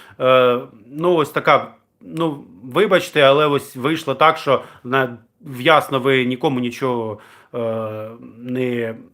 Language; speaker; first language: Ukrainian; non-native, local second language; Russian